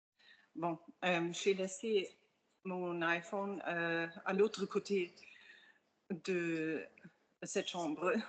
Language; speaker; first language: French; non-native, fluent; German